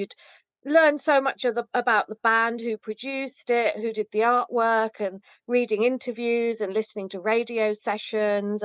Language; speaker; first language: English; native; English